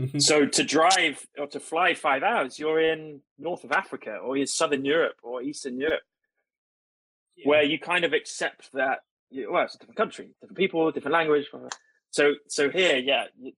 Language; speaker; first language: English; native; English